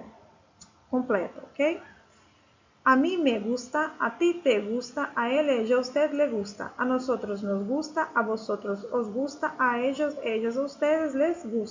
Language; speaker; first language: Spanish; non-native, fluent; Portuguese